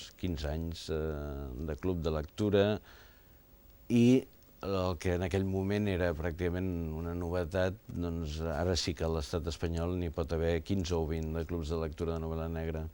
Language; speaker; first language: Catalan; native; Catalan